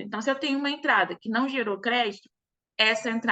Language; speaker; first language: Portuguese; native; Portuguese